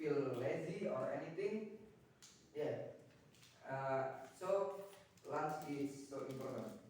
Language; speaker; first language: English; non-native, learner; Indonesian